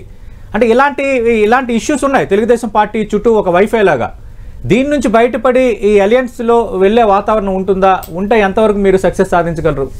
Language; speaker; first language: Telugu; native; Telugu